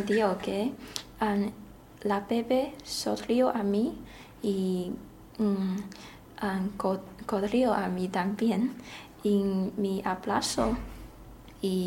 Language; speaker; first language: Spanish; non-native, learner; Chinese